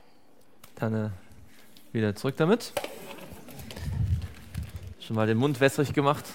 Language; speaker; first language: German; native; German